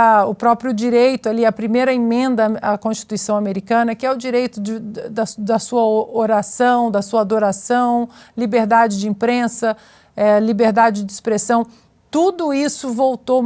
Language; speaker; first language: Portuguese; native; Portuguese